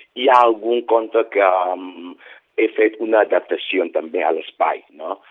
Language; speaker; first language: Catalan; non-native, fluent; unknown